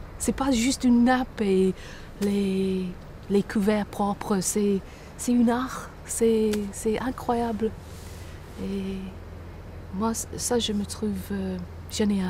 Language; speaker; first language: French; non-native, fluent; English